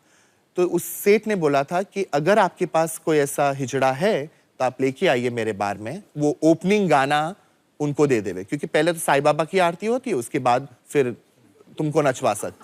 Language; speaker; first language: Hindi; native; Hindi